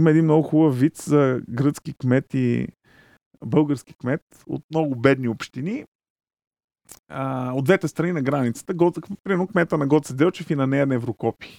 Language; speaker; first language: Bulgarian; native; Bulgarian